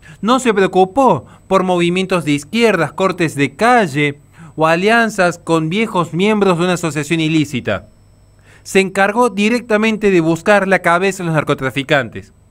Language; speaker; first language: Spanish; native; Spanish